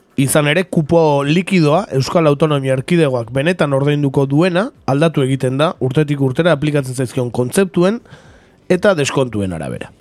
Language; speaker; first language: Basque; native; Basque